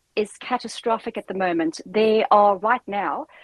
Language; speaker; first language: English; native; English